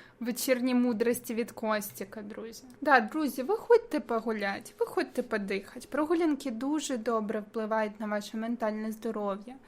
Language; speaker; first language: Ukrainian; native; Ukrainian